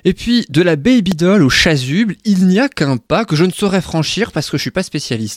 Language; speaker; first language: French; native; French